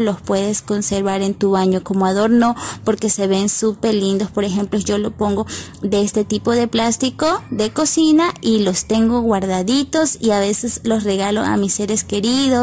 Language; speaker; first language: Spanish; native; Spanish